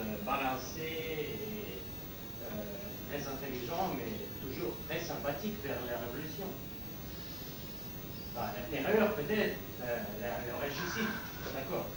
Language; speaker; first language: French; non-native, fluent; Russian